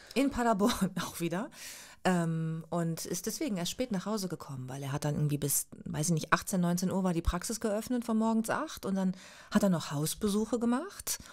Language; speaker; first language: German; native; German